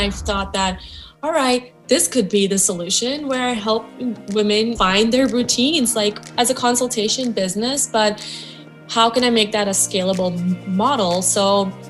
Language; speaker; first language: English; non-native, local second language; Gujarati